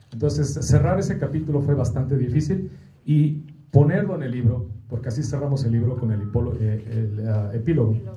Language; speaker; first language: Spanish; native; Spanish